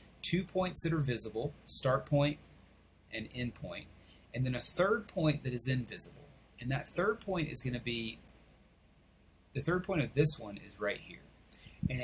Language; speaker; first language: English; native; English